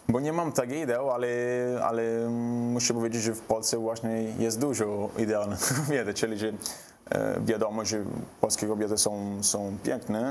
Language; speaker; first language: Polish; non-native, learner; Italian